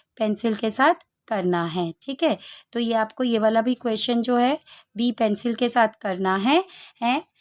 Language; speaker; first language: Hindi; native; Hindi